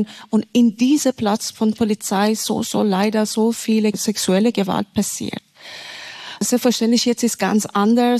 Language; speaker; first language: German; non-native, fluent; Persian